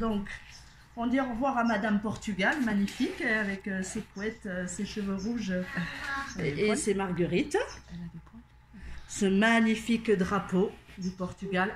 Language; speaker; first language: French; native; French